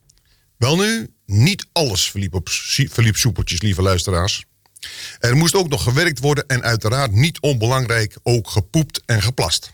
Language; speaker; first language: Dutch; native; Dutch